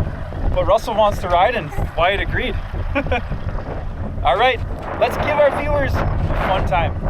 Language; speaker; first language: English; native; English